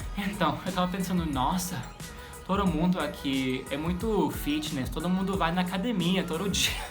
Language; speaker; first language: Portuguese; non-native, fluent; English